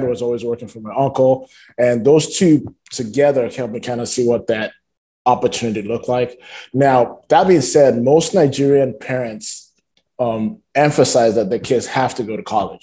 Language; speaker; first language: English; non-native, local second language; Yoruba